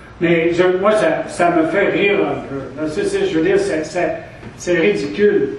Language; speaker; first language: French; non-native, local second language; English